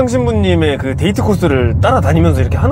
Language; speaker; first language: Korean; native; Korean